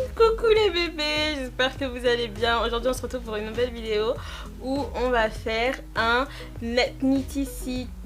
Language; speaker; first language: French; native; French